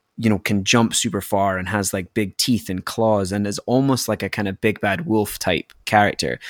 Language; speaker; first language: English; native; English